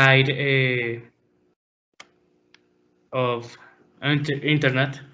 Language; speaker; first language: English; non-native, learner; Spanish